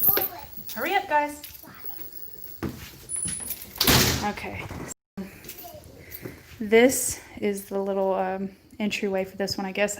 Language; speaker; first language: English; native; English